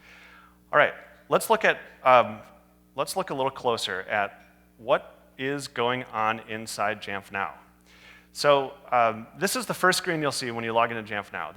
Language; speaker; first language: English; native; English